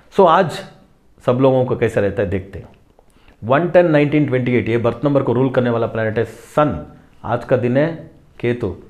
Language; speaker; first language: Hindi; non-native, local second language; Tamil